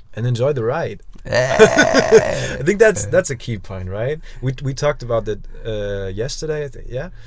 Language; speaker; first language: English; non-native, fluent; German